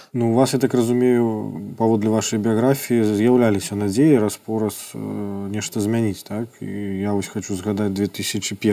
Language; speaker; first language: Belarusian; non-native, local second language; Russian